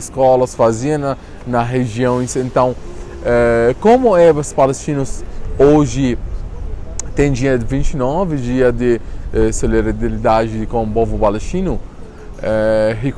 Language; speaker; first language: Portuguese; non-native, fluent; Arabic